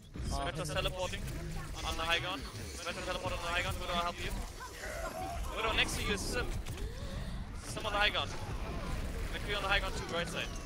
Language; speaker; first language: English; non-native, fluent; German